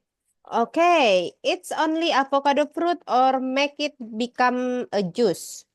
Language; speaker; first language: English; non-native, learner; Indonesian